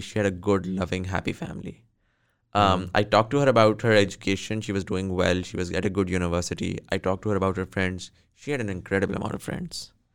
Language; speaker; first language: English; non-native, local second language; Urdu